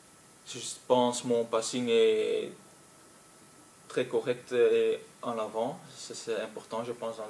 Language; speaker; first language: French; non-native, local second language; Dutch